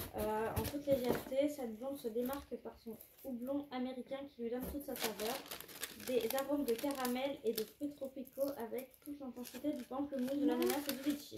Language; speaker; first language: French; native; French